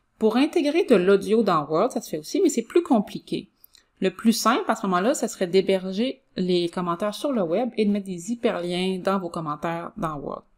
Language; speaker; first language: French; native; French